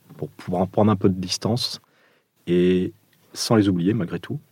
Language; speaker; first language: French; early bilingual, other home language; Portuguese